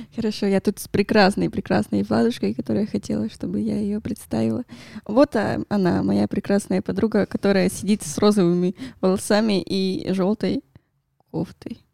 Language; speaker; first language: Russian; non-native, fluent; Spanish